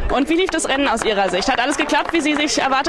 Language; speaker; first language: German; native; German